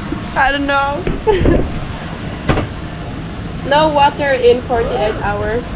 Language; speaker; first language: English; non-native, fluent; Finnish